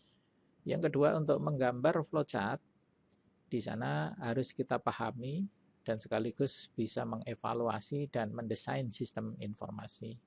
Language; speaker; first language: Indonesian; native; Indonesian